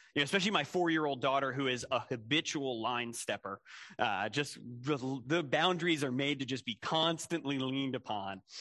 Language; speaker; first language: English; native; English